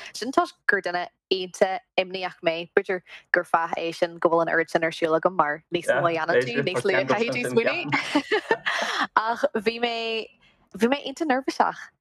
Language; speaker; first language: Irish; non-native, local second language; English